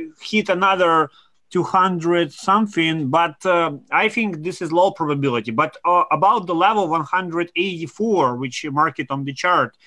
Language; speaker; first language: English; non-native, fluent; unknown